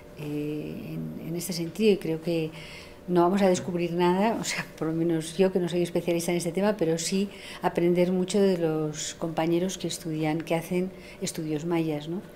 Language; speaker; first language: Spanish; native; Spanish